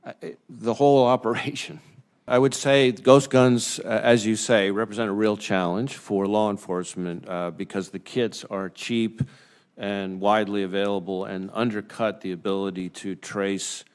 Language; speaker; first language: English; native; English